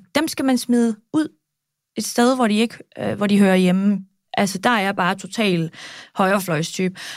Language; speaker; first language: Danish; early bilingual, other home language; Kurdish